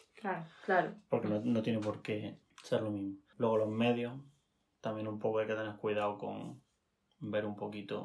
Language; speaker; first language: Spanish; native; Spanish